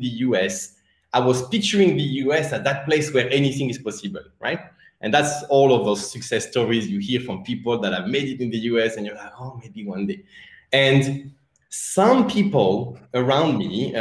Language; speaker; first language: English; non-native, fluent; French